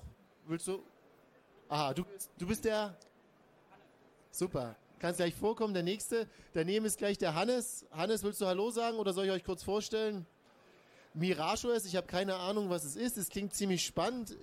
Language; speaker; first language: German; native; German